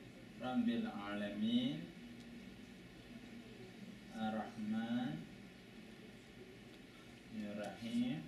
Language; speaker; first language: Arabic; non-native, learner; Chinese